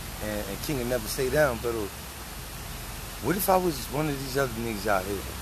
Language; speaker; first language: English; early bilingual, other home language; Spanish